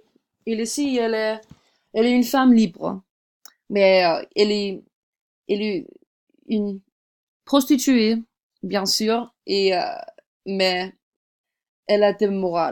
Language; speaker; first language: French; non-native, learner; English